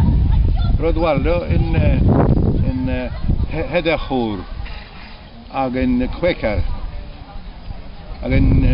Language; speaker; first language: Welsh; non-native, learner; Irish